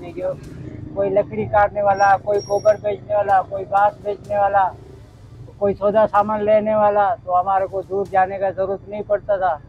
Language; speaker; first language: Hindi; non-native, local second language; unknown